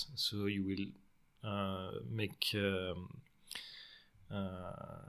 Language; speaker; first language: English; non-native, fluent; French